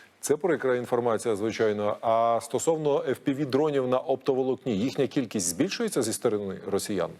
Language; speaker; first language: Ukrainian; native; Ukrainian